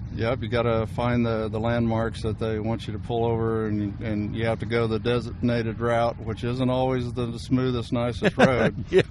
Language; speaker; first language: English; native; English